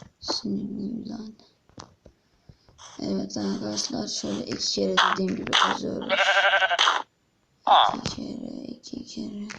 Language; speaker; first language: Turkish; native; Turkish